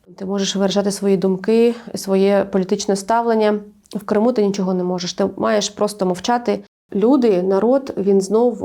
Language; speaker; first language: Ukrainian; non-native, local second language; Crimean Tatar